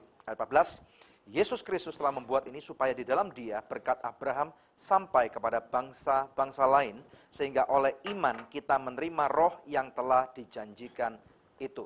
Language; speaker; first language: Indonesian; native; Indonesian